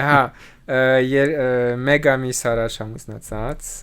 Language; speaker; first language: Armenian; non-native, learner; French